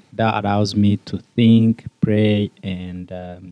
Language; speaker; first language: English; non-native, local second language; Kinyarwanda